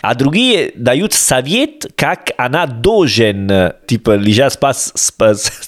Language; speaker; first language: Russian; non-native, learner; Italian